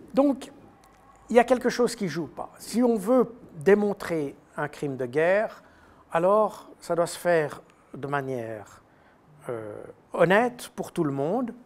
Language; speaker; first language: French; native; French